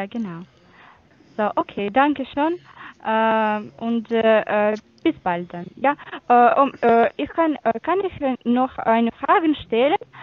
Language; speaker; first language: German; non-native, fluent; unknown